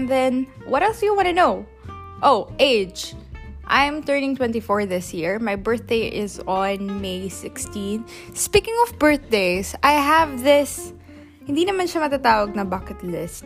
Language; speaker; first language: English; non-native, local second language; Bikol